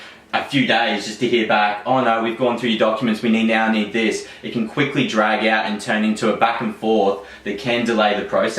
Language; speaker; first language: English; native; English